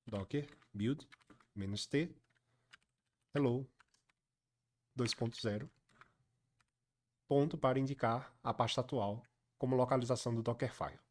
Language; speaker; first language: Portuguese; native; Portuguese